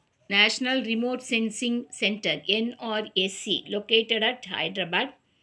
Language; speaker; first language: English; non-native, local second language; Tamil